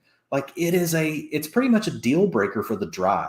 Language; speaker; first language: English; native; English